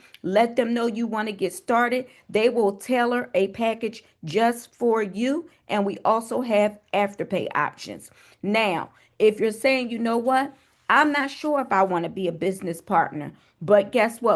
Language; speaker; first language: English; native; English